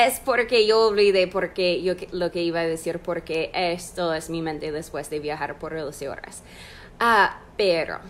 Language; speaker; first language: Spanish; non-native, fluent; English